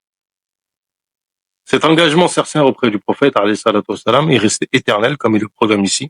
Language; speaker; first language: French; non-native, local second language; Wolof